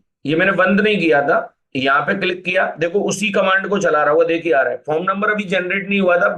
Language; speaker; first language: Hindi; native; Hindi